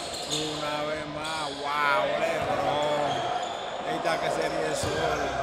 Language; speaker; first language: Spanish; native; Spanish